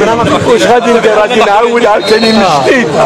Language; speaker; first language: Arabic; native; Arabic